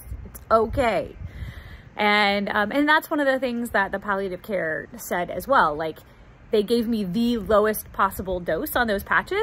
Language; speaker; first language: English; native; English